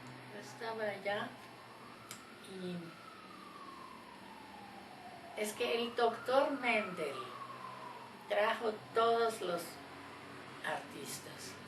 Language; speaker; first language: Spanish; non-native, fluent; German